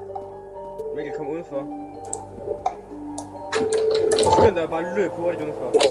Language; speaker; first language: Danish; native; Danish